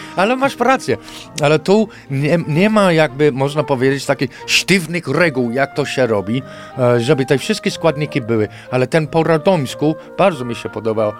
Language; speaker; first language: Polish; non-native, fluent; English